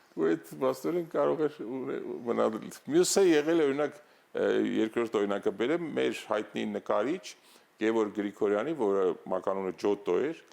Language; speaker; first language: Armenian; native; Armenian